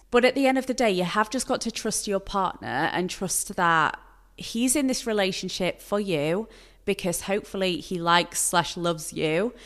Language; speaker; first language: English; native; English